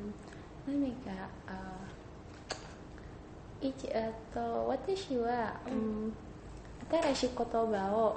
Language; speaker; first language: Japanese; non-native, learner; Indonesian